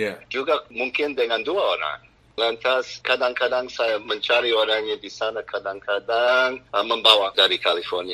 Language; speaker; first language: Indonesian; non-native, fluent; English